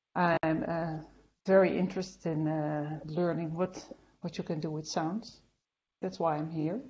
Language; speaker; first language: English; non-native, fluent; Dutch